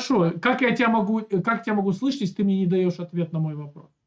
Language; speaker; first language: Russian; native; Russian